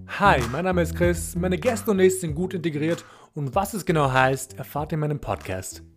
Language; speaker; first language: German; early bilingual, other home language; Albanian